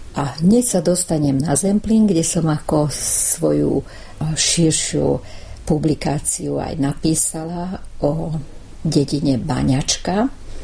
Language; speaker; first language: Slovak; early bilingual, heritage; Slovak